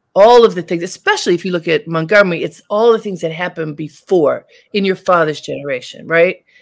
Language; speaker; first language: English; native; English